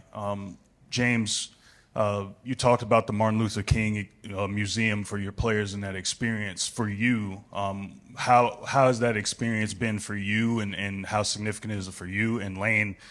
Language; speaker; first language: English; native; English